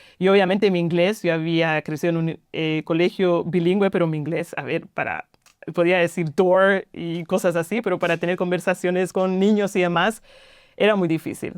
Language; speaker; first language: Spanish; native; Spanish